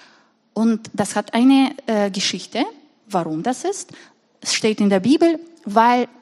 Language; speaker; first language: German; non-native, fluent; Russian